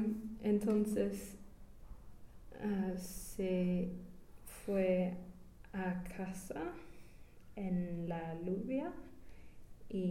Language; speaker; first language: Spanish; non-native, learner; English